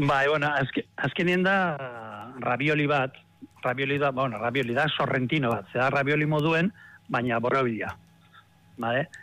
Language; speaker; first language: Basque; native; Basque